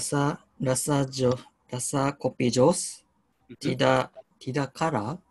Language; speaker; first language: Indonesian; non-native, learner; Japanese